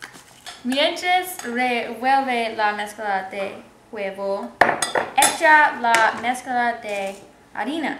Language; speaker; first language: Spanish; non-native, learner; English